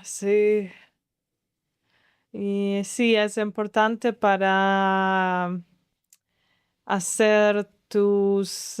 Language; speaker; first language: Spanish; non-native, learner; Russian